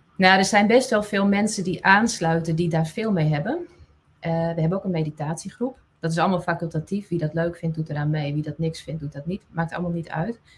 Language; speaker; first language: Dutch; non-native, local second language; Western Frisian